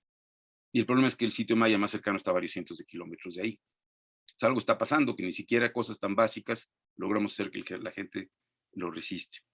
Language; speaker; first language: Spanish; native; Spanish